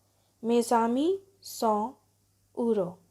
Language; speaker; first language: French; non-native, fluent; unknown